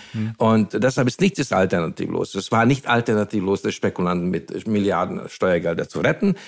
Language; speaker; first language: German; non-native, fluent; Hungarian